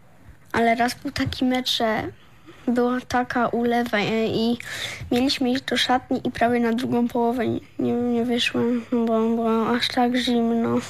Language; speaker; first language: Polish; early bilingual, heritage; Polish